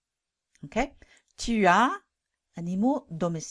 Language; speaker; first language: French; non-native, fluent; English